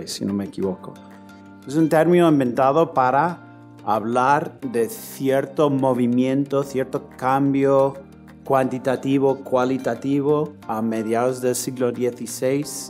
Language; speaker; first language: Spanish; non-native, fluent; English